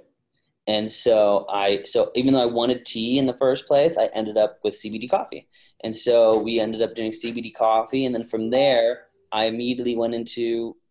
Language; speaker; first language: English; native; English